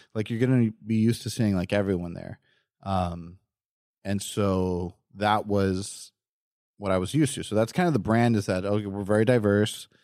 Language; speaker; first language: English; native; English